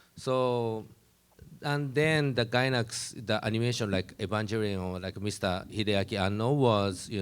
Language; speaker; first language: English; non-native, learner; Japanese